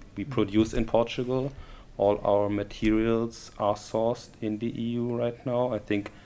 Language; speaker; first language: English; non-native, fluent; German